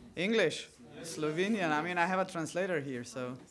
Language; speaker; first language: English; non-native, fluent; Slovenian